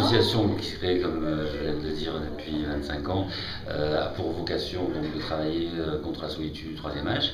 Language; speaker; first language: French; native; French